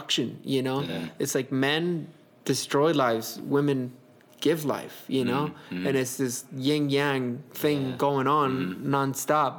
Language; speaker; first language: English; early bilingual, other home language; Spanish